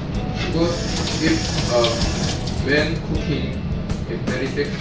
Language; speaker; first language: English; non-native, learner; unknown